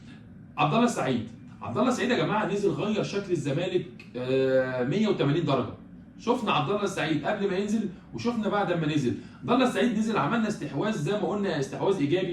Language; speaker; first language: Arabic; native; Arabic